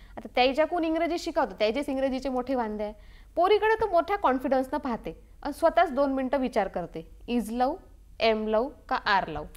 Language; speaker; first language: Marathi; native; Marathi